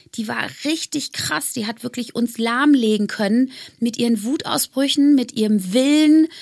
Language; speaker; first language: German; native; German